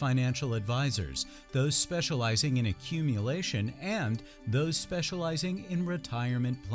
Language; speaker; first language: English; native; English